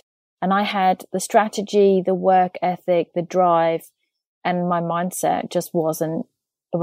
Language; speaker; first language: English; native; English